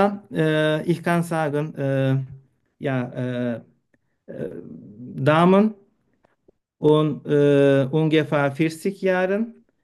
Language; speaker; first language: German; non-native, learner; Turkish